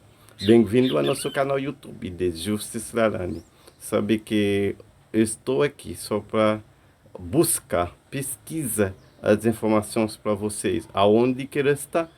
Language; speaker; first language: Portuguese; non-native, fluent; Haitian Creole